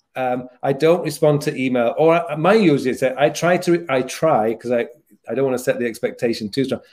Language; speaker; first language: English; native; English